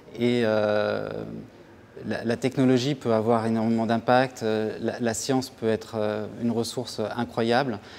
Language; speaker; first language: French; native; French